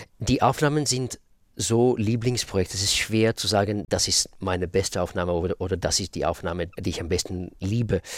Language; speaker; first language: German; non-native, fluent; Russian